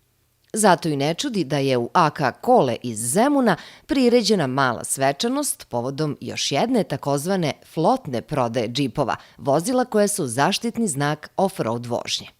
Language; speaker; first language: Serbian; native; Serbian